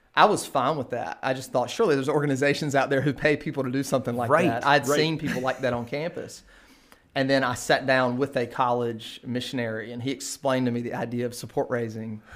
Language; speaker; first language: English; native; English